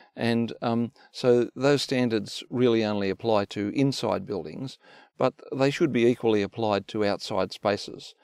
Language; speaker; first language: English; native; English